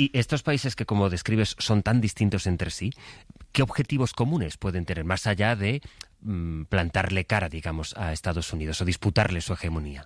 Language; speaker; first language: Spanish; native; Spanish